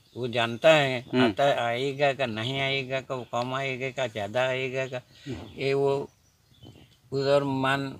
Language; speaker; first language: Hindi; non-native, local second language; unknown